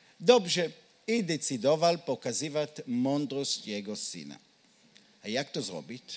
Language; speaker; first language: Polish; non-native, learner; Hebrew